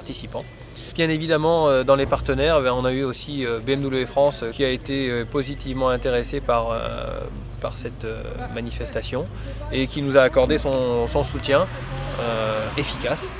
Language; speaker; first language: French; native; French